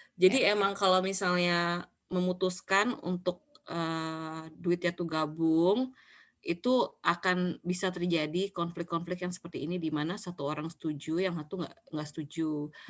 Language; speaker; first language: Indonesian; native; Indonesian